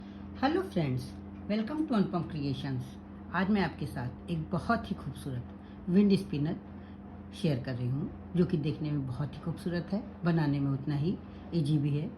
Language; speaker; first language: Hindi; native; Hindi